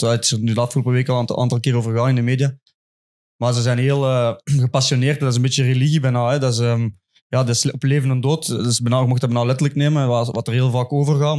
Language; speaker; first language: Dutch; native; Dutch